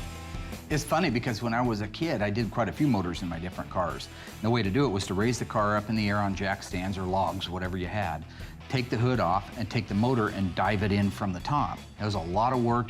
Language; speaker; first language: English; native; English